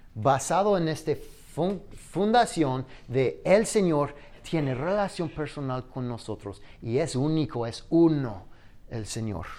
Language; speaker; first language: Spanish; non-native, fluent; English